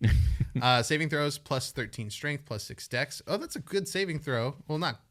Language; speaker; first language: English; native; English